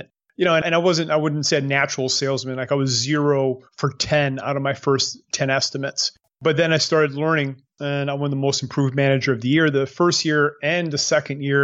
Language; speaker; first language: English; native; English